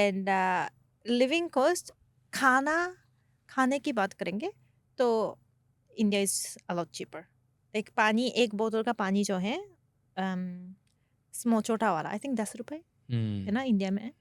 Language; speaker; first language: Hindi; non-native, fluent; Japanese